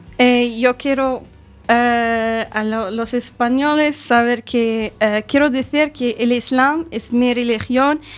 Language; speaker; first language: Spanish; non-native, learner; Arabic